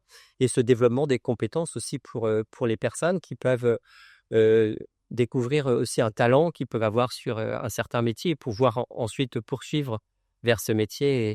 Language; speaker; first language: French; native; French